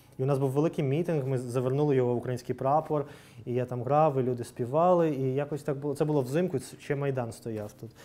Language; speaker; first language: Ukrainian; non-native, local second language; Russian